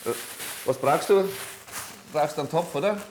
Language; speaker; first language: German; native; German